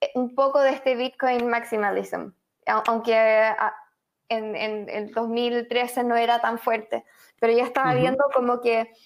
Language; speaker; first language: Spanish; native; Spanish